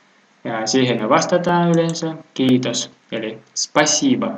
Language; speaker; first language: Finnish; non-native, fluent; Russian